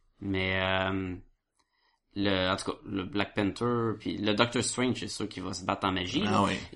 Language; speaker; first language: French; native; French